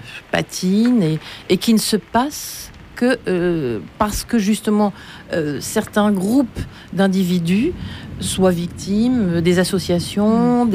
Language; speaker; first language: French; native; French